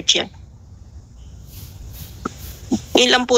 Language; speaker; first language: Filipino; native; Filipino